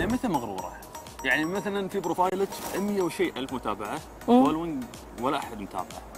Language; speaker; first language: Arabic; native; Arabic